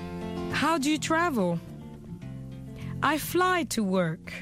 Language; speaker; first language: English; non-native, fluent; French